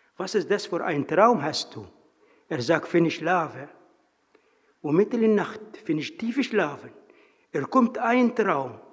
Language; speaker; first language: German; non-native, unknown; Arabic